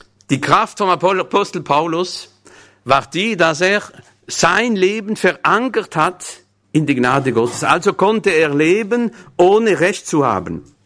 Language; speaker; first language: German; non-native, fluent; French